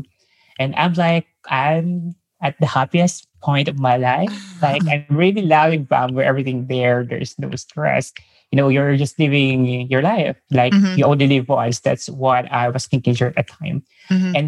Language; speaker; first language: English; non-native, local second language; Filipino